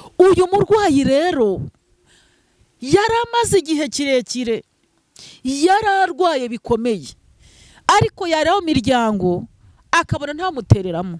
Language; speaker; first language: Kinyarwanda; native; Kinyarwanda